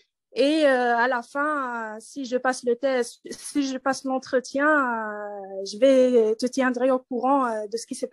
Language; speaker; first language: French; non-native, learner; Arabic